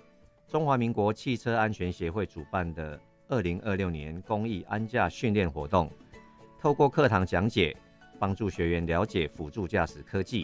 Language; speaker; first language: Chinese; native; Chinese